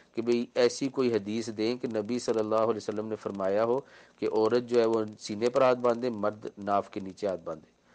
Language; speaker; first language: Urdu; native; Urdu